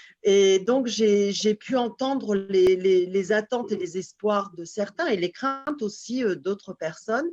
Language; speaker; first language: French; native; French